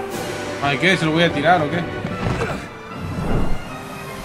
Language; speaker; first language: Spanish; native; Spanish